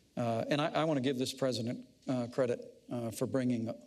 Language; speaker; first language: English; native; English